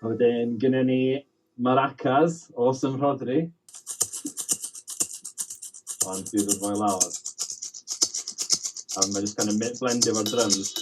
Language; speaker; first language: Welsh; native; Welsh